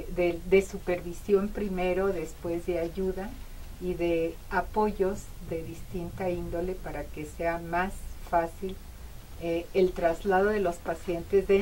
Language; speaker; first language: Spanish; native; Spanish